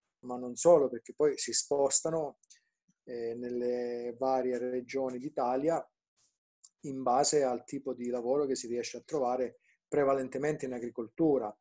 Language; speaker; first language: Italian; native; Italian